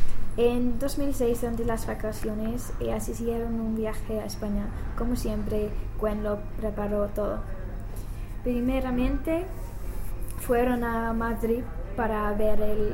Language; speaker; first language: Spanish; non-native, learner; English